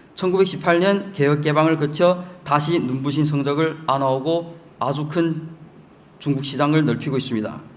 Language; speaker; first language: Korean; early bilingual, heritage; Chinese